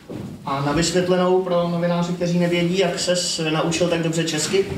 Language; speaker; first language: Czech; native; Czech